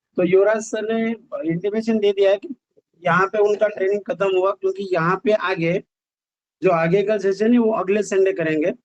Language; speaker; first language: Hindi; non-native, local second language; Marathi